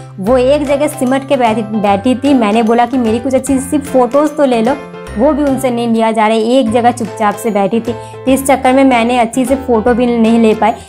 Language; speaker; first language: Hindi; non-native, local second language; Bangla